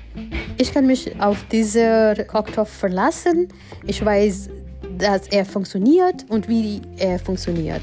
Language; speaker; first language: German; non-native, learner; Gujarati